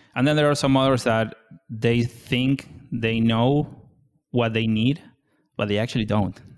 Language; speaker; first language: English; non-native, fluent; Spanish